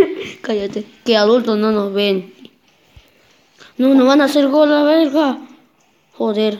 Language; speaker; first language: Spanish; native; Spanish